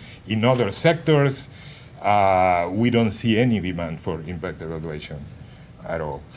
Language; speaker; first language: English; non-native, fluent; Spanish